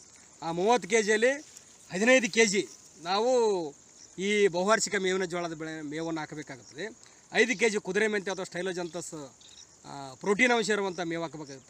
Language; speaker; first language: Kannada; native; Kannada